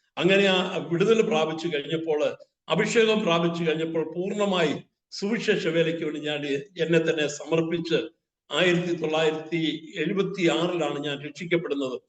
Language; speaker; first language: Malayalam; native; Malayalam